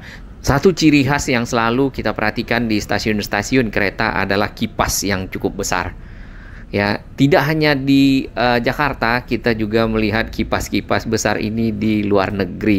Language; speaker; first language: Indonesian; native; Indonesian